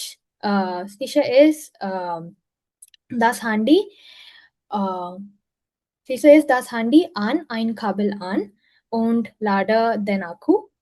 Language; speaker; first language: German; non-native, learner; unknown